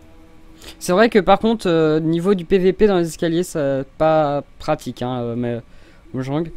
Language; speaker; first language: French; native; French